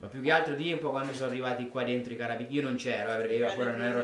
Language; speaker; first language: Italian; native; Italian